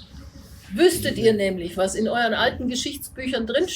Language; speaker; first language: German; native; German